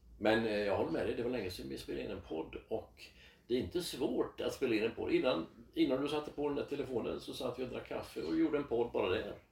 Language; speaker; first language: Swedish; native; Swedish